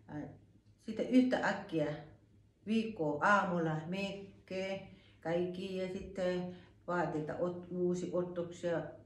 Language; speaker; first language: Finnish; non-native, learner; Thai